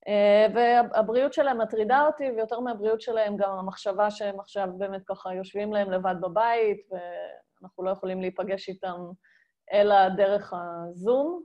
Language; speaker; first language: Hebrew; native; Hebrew